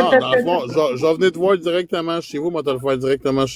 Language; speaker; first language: French; native; French